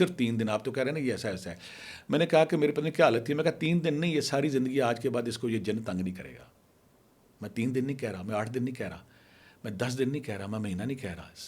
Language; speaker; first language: Urdu; non-native, local second language; Punjabi